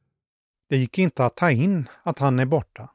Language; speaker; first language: Swedish; native; Swedish